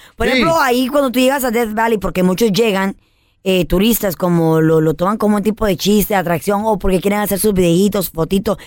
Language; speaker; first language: Spanish; early bilingual, heritage; Spanish